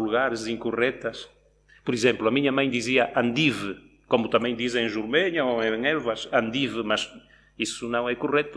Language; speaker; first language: Portuguese; non-native, local second language; Spanish